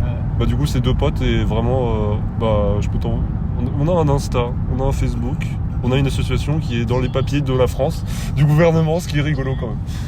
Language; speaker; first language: French; native; French